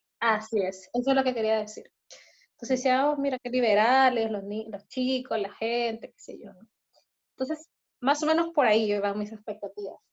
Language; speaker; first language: Spanish; native; Spanish